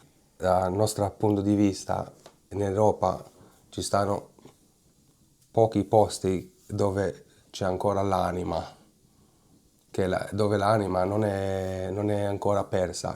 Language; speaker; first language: Italian; non-native, fluent; Hebrew